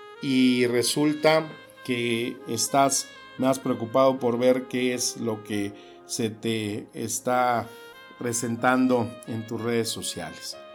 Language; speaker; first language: Spanish; native; Spanish